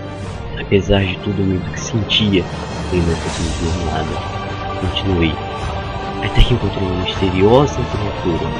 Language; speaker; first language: Portuguese; native; Portuguese